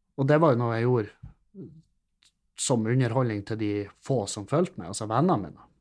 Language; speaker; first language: Norwegian; native; Norwegian